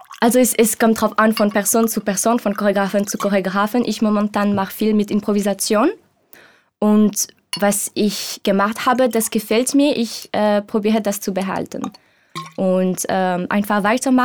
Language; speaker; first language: German; non-native, learner; French